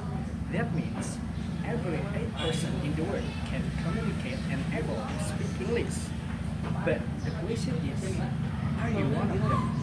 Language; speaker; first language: English; non-native, learner; Indonesian